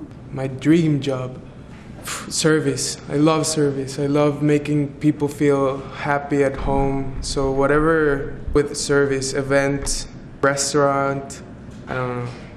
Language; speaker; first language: English; non-native, fluent; Spanish